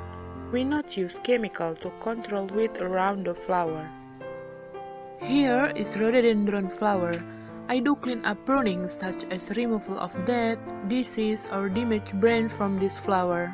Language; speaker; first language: English; non-native, learner; Indonesian